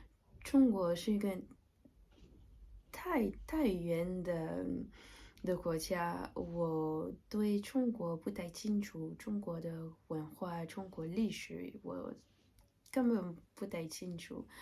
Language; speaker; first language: Chinese; non-native, learner; French